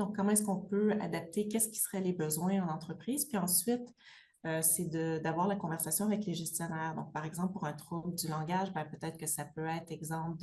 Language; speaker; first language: French; native; French